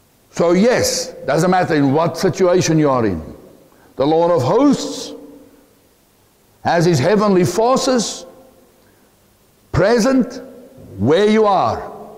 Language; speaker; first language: English; non-native, local second language; Afrikaans